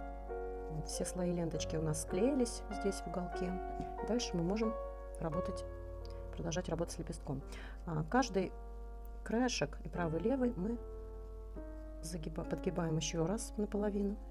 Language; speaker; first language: Russian; native; Russian